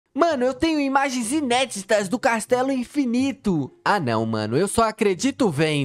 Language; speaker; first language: Portuguese; native; Portuguese